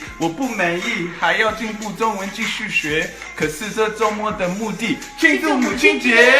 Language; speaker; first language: Chinese; early bilingual, heritage; Chinese